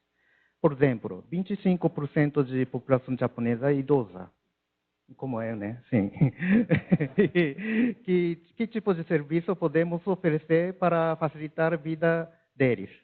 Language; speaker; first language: Portuguese; non-native, learner; Japanese